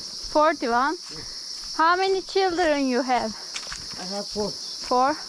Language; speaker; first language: English; non-native, learner; Turkish